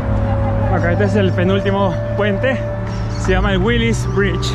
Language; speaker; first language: Spanish; native; Spanish